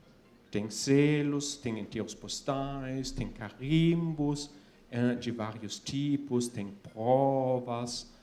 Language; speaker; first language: Portuguese; non-native, fluent; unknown